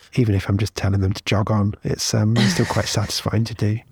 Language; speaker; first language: English; native; English